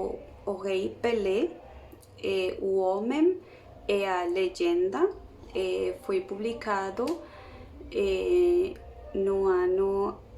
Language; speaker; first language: Portuguese; non-native, learner; Spanish